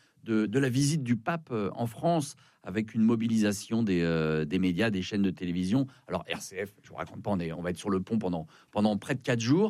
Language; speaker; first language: French; native; French